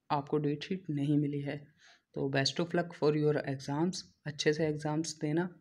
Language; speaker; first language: Hindi; native; Hindi